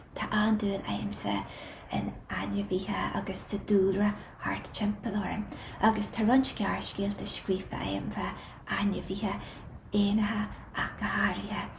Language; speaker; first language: Irish; native; Irish